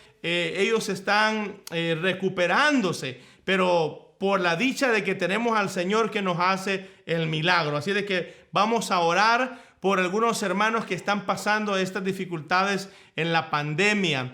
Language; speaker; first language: Spanish; native; Spanish